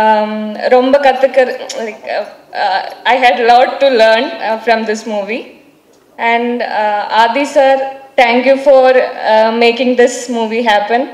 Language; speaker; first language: Tamil; non-native, learner; Malayalam